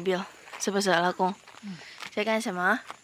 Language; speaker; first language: Chinese; non-native, learner; Indonesian